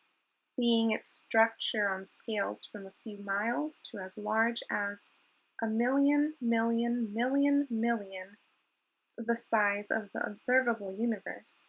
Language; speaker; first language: English; native; English